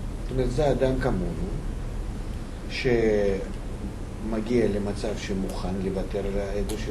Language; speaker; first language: Hebrew; non-native, fluent; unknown